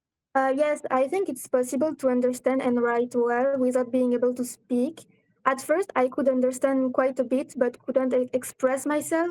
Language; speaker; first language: English; non-native, fluent; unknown